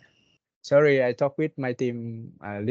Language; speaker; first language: English; non-native, learner; Vietnamese